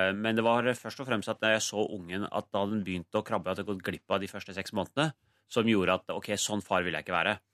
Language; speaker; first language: Norwegian; early bilingual, other home language; Urdu